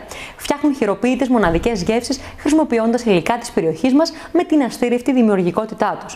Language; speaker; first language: Greek; native; Greek